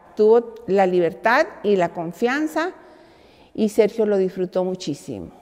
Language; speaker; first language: Spanish; native; Spanish